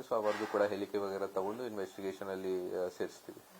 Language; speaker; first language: Kannada; non-native, local second language; Hindi